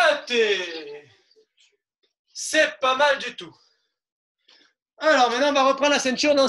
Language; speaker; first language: French; native; French